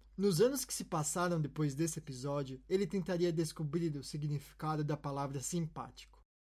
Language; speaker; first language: Portuguese; native; Portuguese